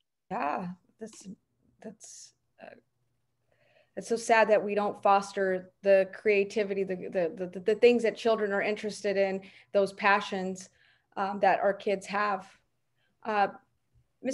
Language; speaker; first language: English; native; English